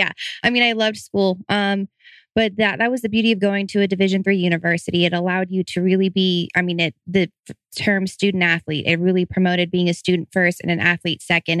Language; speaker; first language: English; native; English